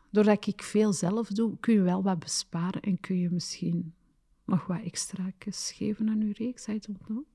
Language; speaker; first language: Dutch; early bilingual, other home language; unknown